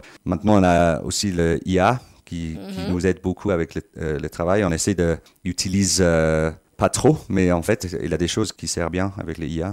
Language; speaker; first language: French; non-native, fluent; English